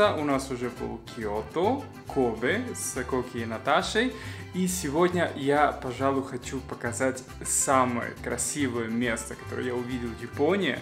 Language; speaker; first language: Russian; non-native, fluent; Spanish